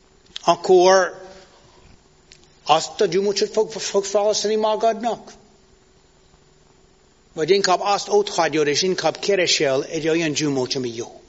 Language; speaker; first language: Hungarian; non-native, fluent; English